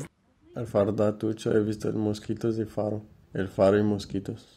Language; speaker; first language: Spanish; non-native, learner; Portuguese